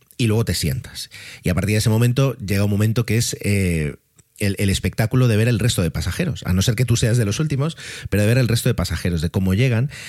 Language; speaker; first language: Spanish; native; Spanish